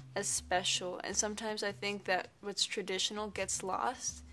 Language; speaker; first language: English; native; English